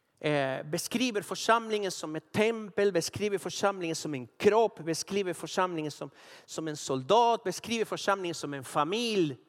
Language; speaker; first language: Swedish; non-native, fluent; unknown